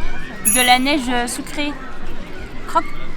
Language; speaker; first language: French; non-native, local second language; Arabic